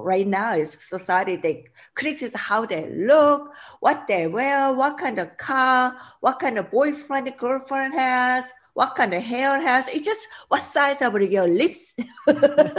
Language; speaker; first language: English; non-native, learner; Korean